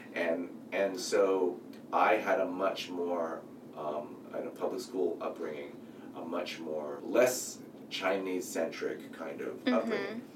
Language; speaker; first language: English; native; English